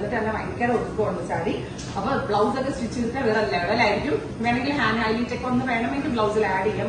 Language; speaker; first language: Malayalam; native; Malayalam